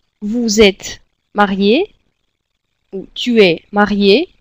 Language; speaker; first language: French; non-native, fluent; Russian